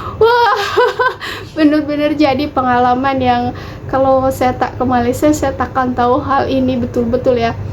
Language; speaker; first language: Indonesian; native; Indonesian